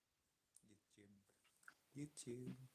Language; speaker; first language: English; non-native, learner; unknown